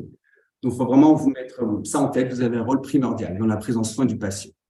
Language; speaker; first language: French; native; French